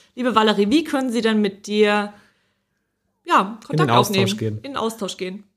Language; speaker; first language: German; early bilingual, other home language; Polish